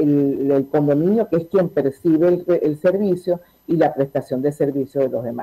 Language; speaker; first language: Spanish; native; Spanish